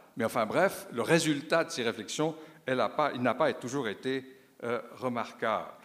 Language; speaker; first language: French; native; French